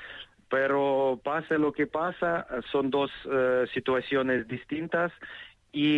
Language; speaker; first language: Spanish; non-native, fluent; Ukrainian